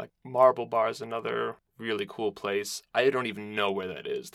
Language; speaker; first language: English; native; English